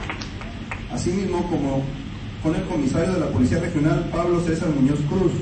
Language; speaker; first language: Spanish; native; Spanish